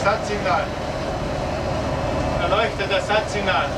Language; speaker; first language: German; native; German